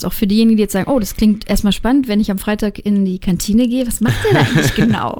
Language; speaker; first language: German; native; German